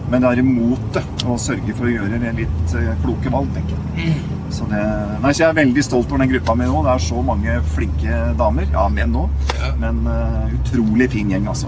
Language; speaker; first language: Norwegian; native; Norwegian